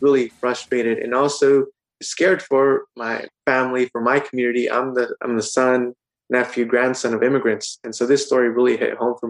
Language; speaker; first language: English; native; English